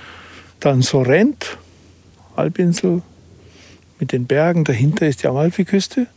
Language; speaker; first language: German; native; German